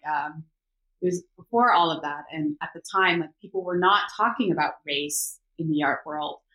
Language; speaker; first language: English; early bilingual, other home language; Korean